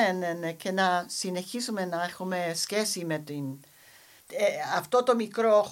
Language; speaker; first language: Greek; non-native, fluent; English